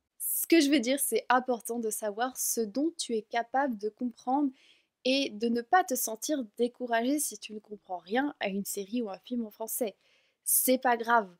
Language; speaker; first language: French; native; French